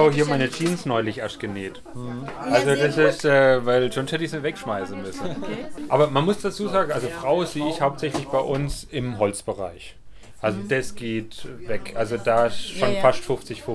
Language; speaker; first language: German; native; German